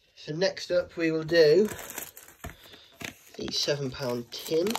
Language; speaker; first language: English; native; English